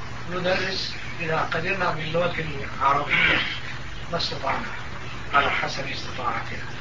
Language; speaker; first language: Arabic; non-native, fluent; Turkish